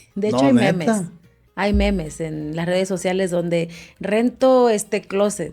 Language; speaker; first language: Spanish; native; Spanish